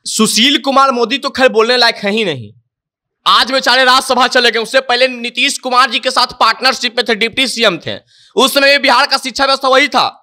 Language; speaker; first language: Hindi; native; Hindi